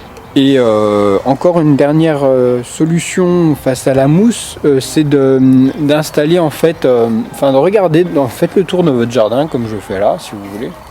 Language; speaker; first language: French; native; French